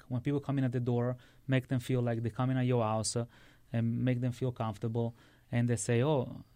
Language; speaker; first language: English; non-native, fluent; Italian